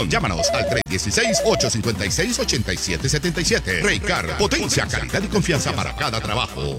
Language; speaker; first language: Spanish; native; Spanish